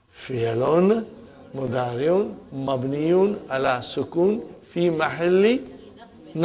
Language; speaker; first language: Arabic; non-native, fluent; Urdu